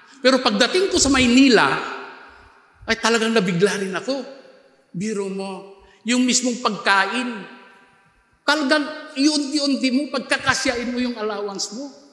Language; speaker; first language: Filipino; non-native, local second language; Iloko